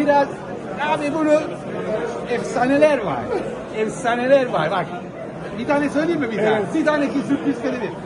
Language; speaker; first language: Turkish; non-native, fluent; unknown